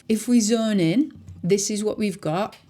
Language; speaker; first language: English; native; English